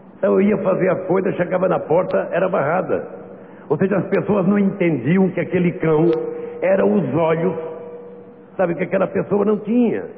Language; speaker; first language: Portuguese; native; Portuguese